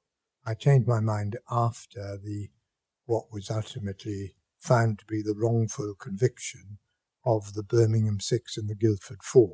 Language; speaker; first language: English; native; English